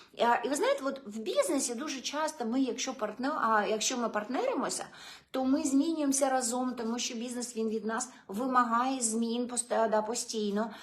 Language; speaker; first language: Ukrainian; non-native, local second language; Russian